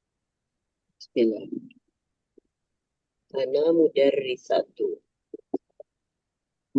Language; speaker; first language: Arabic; non-native, learner; Indonesian